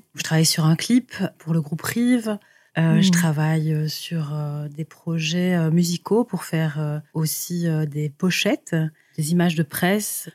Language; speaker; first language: French; native; French